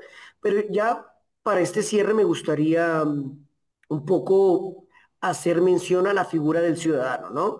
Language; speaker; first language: Spanish; native; Spanish